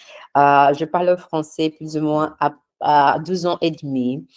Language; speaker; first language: French; non-native, fluent; Portuguese